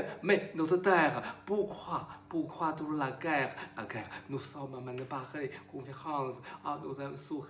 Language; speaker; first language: French; non-native, learner; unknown